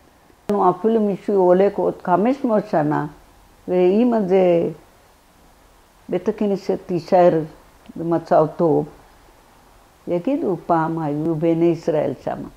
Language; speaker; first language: Hebrew; non-native, fluent; Marathi